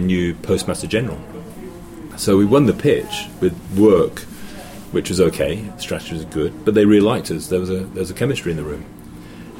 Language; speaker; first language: English; native; English